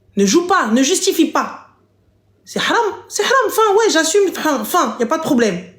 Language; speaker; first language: French; native; French